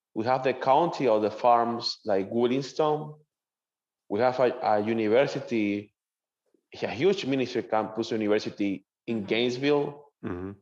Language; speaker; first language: English; non-native, learner; Spanish